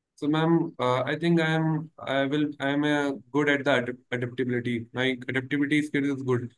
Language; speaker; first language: English; non-native, local second language; Hindi